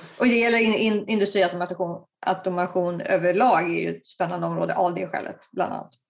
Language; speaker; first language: Swedish; native; Swedish